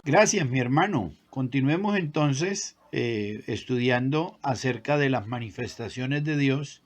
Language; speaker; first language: Spanish; native; Spanish